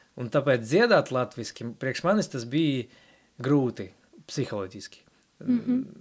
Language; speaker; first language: Latvian; non-native, local second language; Russian